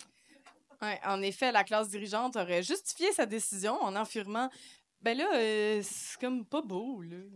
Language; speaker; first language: French; native; French